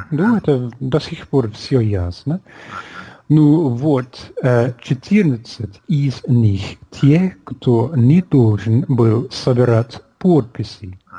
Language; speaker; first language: Russian; non-native, fluent; English